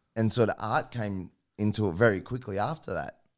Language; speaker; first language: English; native; English